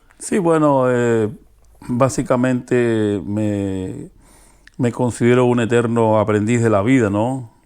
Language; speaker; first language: Spanish; native; Spanish